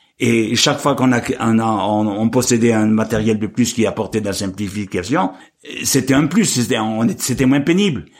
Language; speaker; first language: French; native; French